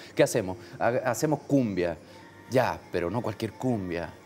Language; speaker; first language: Spanish; native; Spanish